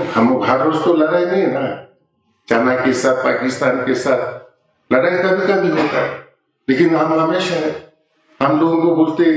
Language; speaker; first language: Hindi; non-native, local second language; Ladakhi